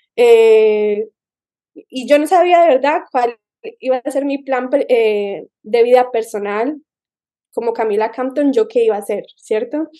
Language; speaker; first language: Spanish; early bilingual, heritage; Spanish